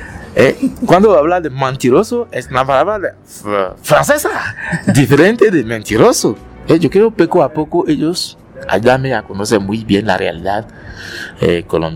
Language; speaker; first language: Spanish; non-native, learner; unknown